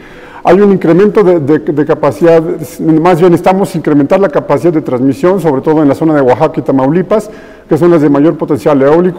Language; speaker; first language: Spanish; native; Spanish